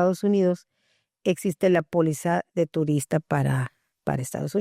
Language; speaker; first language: Spanish; native; Spanish